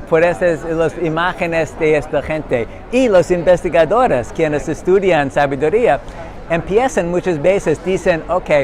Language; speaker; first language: Spanish; non-native, learner; English